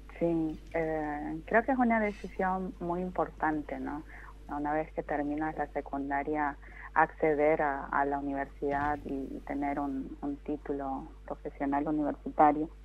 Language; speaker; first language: Spanish; non-native, local second language; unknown